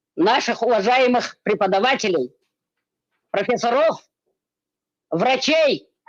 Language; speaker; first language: Russian; non-native, local second language; Tajik